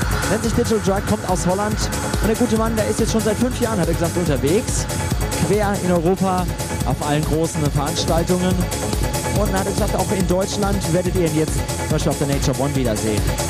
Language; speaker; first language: German; native; German